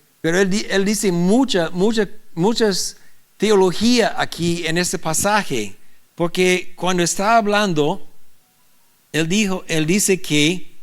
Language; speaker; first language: Spanish; non-native, learner; English